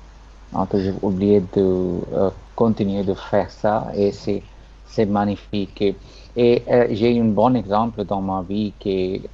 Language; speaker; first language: French; non-native, learner; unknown